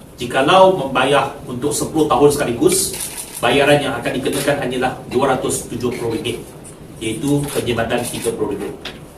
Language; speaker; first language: Malay; non-native, local second language; Chinese